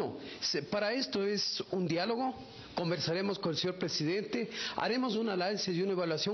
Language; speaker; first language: Spanish; native; Spanish